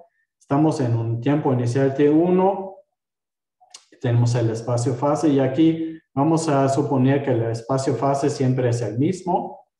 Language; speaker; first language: Spanish; non-native, fluent; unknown